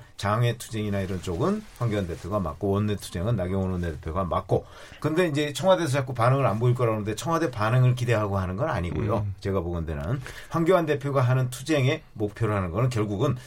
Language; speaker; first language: Korean; native; Korean